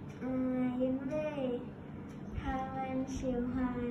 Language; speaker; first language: Chinese; non-native, learner; Thai